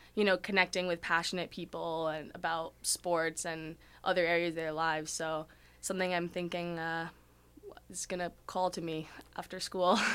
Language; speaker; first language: English; native; English